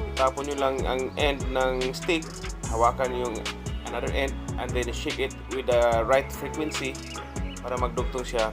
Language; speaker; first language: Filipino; non-native, local second language; Cebuano